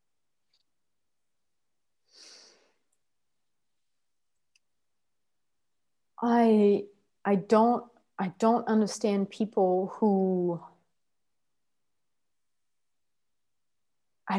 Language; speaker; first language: English; non-native, fluent; French